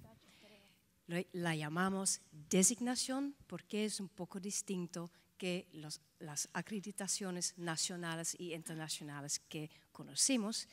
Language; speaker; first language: Spanish; non-native, fluent; Dutch